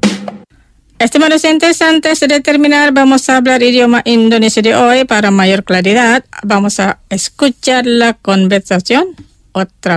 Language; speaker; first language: Spanish; non-native, fluent; Indonesian